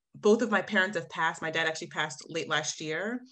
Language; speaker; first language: English; native; English